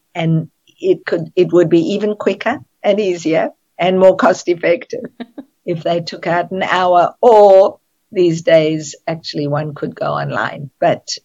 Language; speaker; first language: English; native; English